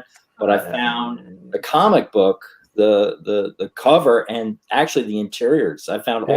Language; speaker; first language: English; native; English